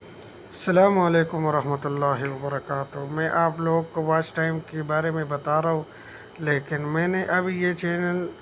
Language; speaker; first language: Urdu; non-native, local second language; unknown